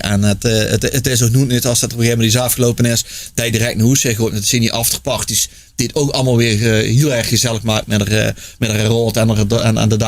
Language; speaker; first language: Dutch; native; Dutch